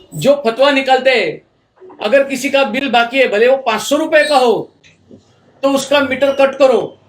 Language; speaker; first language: Hindi; non-native, local second language; Marathi